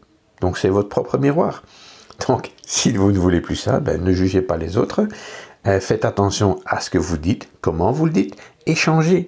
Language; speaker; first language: French; native; French